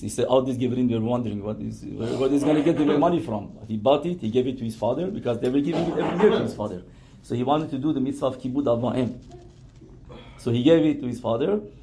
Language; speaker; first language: English; non-native, fluent; Persian